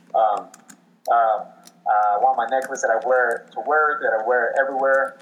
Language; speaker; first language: English; native; English